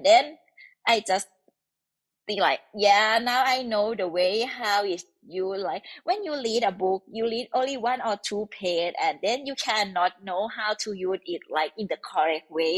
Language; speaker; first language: English; non-native, learner; Thai